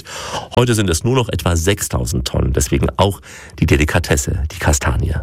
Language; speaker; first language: German; native; German